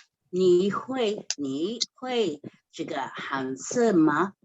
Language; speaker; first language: Chinese; non-native, learner; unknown